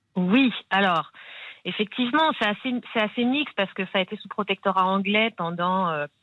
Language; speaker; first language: French; native; French